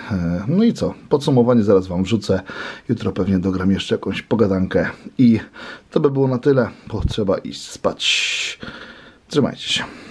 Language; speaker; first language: Polish; native; Polish